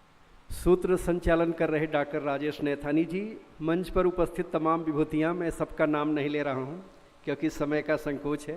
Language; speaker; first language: Hindi; native; Hindi